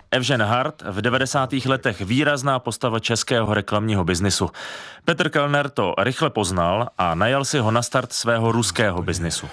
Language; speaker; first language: Czech; native; Czech